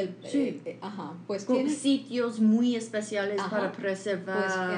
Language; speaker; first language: Spanish; non-native, fluent; English